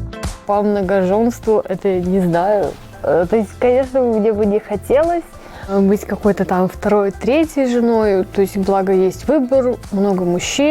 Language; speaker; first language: Russian; native; Russian